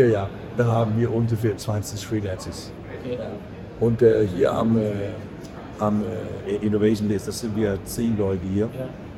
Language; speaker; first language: German; non-native, learner; Danish